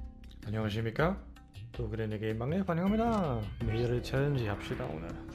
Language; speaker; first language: Korean; non-native, fluent; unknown